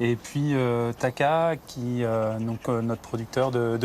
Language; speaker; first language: French; native; French